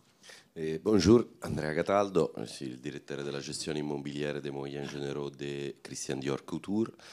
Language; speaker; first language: French; non-native, fluent; Italian